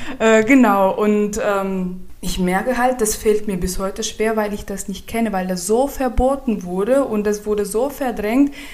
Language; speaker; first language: German; non-native, fluent; Turkmen